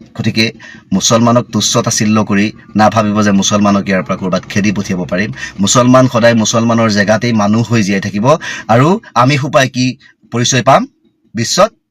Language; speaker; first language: Assamese; native; Assamese